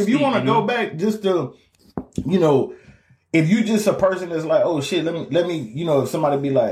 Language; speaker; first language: English; native; English